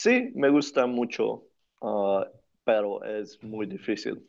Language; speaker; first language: Spanish; early bilingual, other home language; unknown